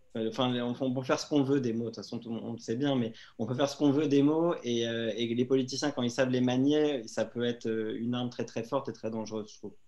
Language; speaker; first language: French; native; French